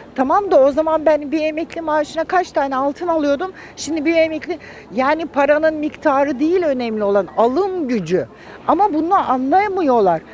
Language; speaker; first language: Turkish; native; Turkish